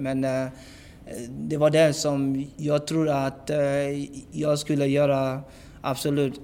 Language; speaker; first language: Swedish; non-native, fluent; English